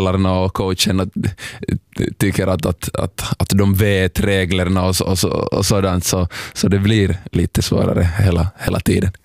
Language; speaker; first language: Swedish; non-native, fluent; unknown